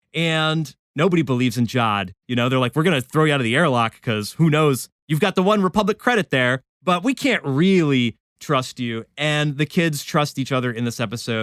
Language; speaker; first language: English; native; English